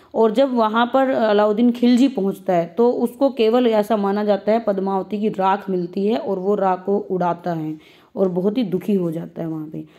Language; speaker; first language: Hindi; native; Hindi